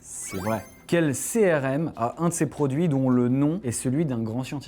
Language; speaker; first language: French; native; French